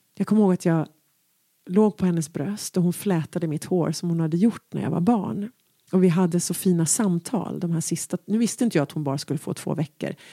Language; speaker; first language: Swedish; native; Swedish